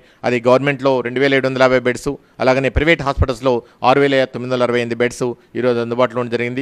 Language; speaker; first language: Telugu; native; Telugu